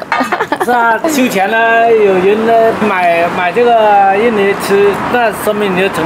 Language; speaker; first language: Chinese; non-native, local second language; Hakka Chinese